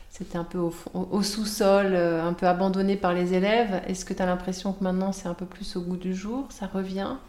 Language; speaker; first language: French; native; French